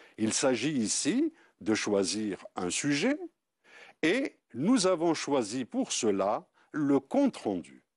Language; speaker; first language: French; non-native, local second language; Arabic